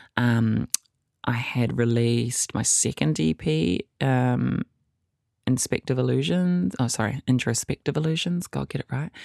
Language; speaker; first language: English; native; English